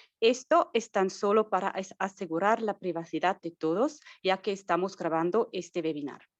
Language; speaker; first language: Spanish; non-native, learner; German